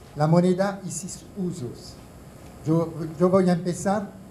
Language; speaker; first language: Spanish; non-native, learner; French